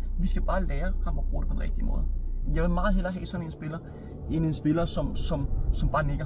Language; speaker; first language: Danish; early bilingual, other home language; Serbian